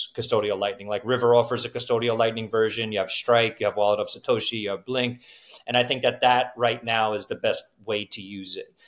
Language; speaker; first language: English; native; English